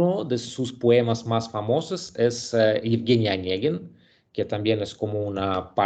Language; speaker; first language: Spanish; non-native, learner; Russian